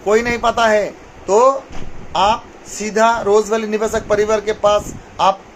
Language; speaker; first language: Hindi; non-native, local second language; Bangla